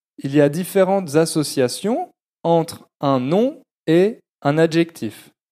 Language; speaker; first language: French; native; French